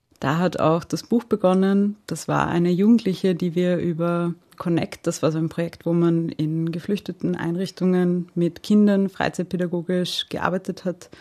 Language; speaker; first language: German; native; German